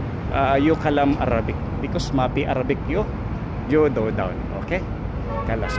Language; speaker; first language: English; non-native, learner; Filipino